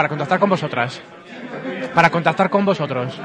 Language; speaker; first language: Spanish; native; Spanish